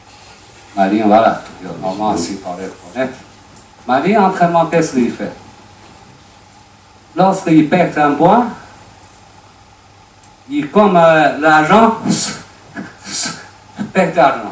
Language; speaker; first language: French; non-native, learner; Chinese